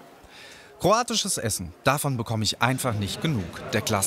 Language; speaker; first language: German; early bilingual, other home language; Croatian